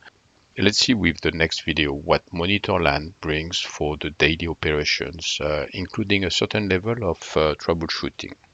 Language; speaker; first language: English; non-native, fluent; French